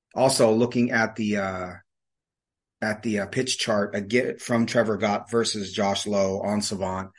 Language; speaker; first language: English; native; English